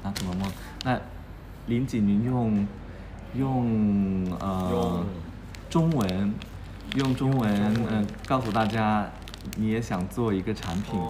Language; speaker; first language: Chinese; non-native, fluent; Thai